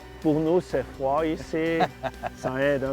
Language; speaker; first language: French; non-native, learner; German